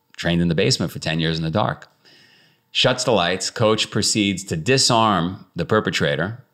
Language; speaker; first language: English; native; English